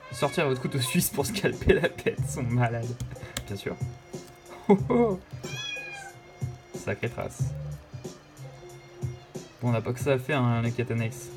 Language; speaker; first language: French; native; French